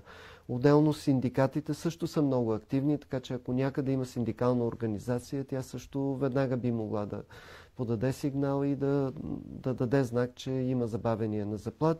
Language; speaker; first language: Bulgarian; native; Bulgarian